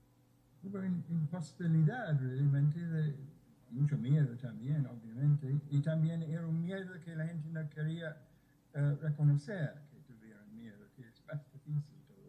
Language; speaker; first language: Spanish; non-native, fluent; English